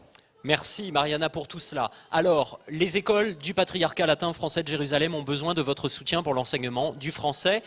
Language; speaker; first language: French; native; French